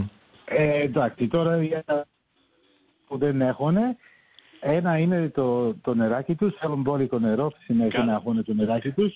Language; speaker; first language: Greek; early bilingual, heritage; Greek